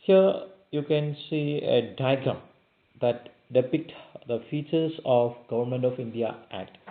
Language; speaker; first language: English; non-native, local second language; Malayalam